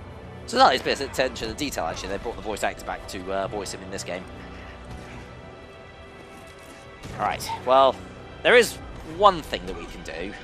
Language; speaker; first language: English; native; English